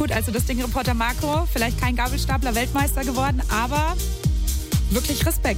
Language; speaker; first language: German; native; German